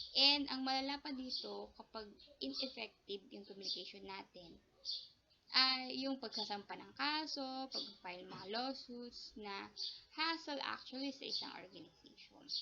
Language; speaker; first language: Filipino; non-native, local second language; Iloko